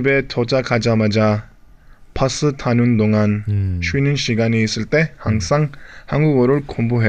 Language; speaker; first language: Korean; non-native, learner; Spanish